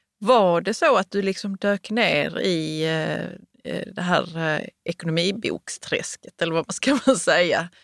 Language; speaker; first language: Swedish; native; Swedish